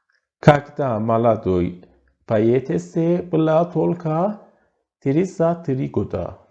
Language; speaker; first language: Russian; non-native, fluent; Persian